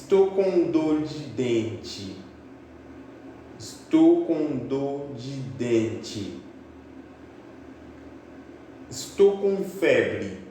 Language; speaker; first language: Portuguese; non-native, fluent; Haitian Creole